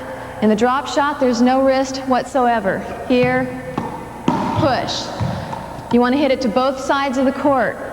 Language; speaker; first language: English; native; English